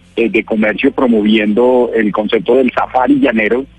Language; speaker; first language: Spanish; native; Spanish